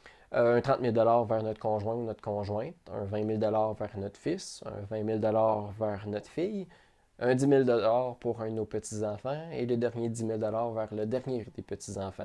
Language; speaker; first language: French; native; French